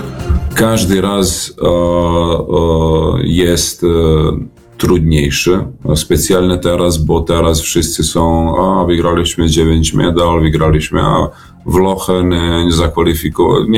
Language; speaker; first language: Polish; non-native, learner; Serbian